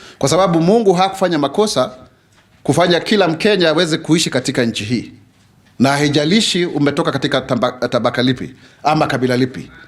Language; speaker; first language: Swahili; non-native, local second language; Kikuyu